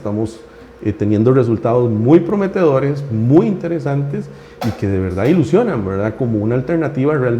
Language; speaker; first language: Spanish; native; Spanish